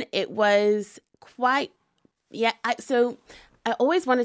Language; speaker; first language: English; native; English